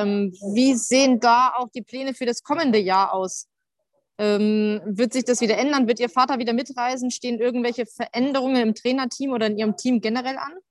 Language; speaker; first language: German; native; German